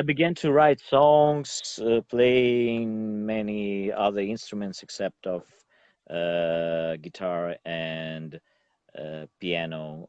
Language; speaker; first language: English; non-native, learner; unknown